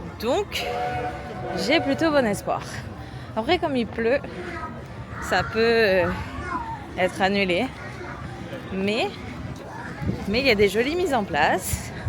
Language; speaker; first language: French; native; French